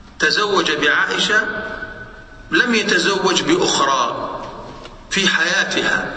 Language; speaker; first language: Arabic; native; Arabic